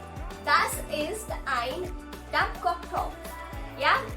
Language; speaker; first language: German; non-native, learner; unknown